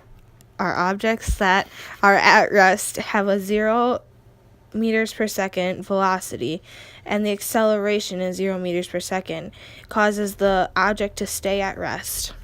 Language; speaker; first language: English; native; English